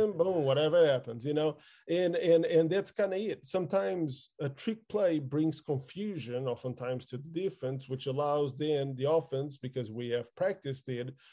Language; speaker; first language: English; non-native, fluent; Portuguese